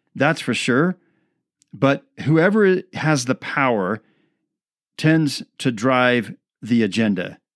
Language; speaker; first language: English; native; English